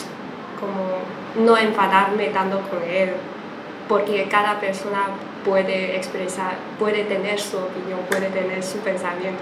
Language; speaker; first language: Spanish; non-native, fluent; Chinese